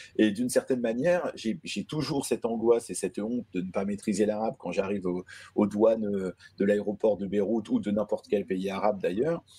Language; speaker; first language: French; early bilingual, other home language; Arabic